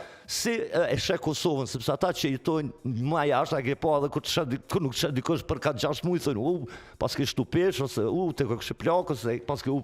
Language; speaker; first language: Albanian; native; Albanian